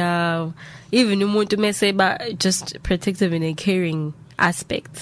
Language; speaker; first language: English; non-native, local second language; Zulu